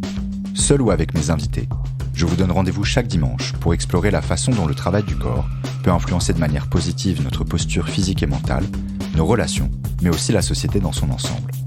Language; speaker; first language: French; native; French